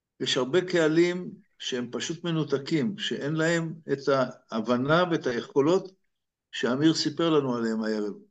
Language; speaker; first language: Hebrew; native; Hebrew